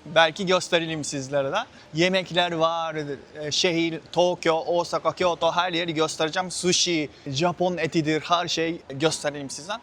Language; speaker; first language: Turkish; non-native, fluent; Japanese